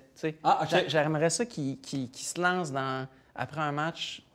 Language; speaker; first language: French; native; French